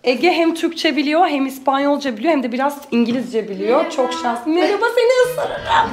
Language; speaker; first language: Turkish; native; Turkish